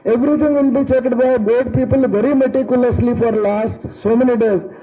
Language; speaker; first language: English; non-native, local second language; Telugu